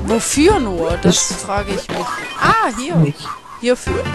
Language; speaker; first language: German; native; German